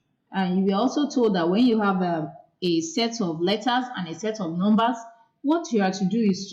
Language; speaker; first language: English; non-native, local second language; Yoruba